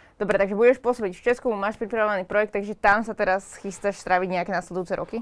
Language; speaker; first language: Slovak; native; Slovak